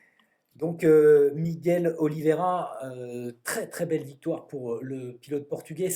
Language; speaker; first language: French; native; French